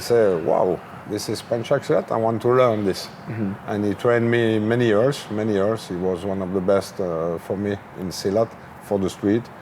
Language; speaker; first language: English; non-native, learner; French